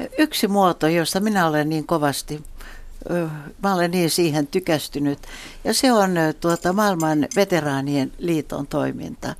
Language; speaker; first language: Finnish; non-native, local second language; Swedish